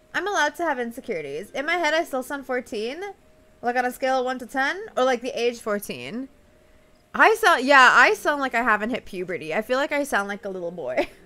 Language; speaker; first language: English; native; English